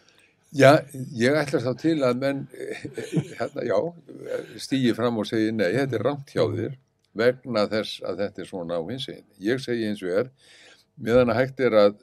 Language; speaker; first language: Icelandic; native; Icelandic